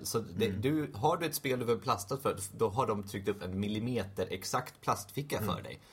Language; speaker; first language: Swedish; native; Swedish